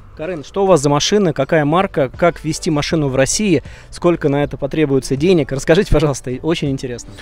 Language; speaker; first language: Russian; native; Russian